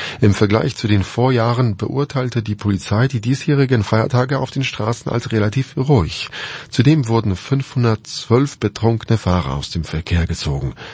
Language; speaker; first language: German; non-native, fluent; Polish